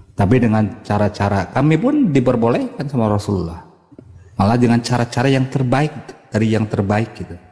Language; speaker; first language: Indonesian; native; Indonesian